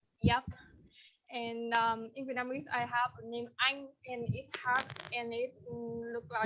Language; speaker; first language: English; non-native, learner; Vietnamese